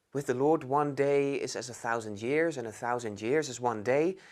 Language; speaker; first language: English; non-native, fluent; Dutch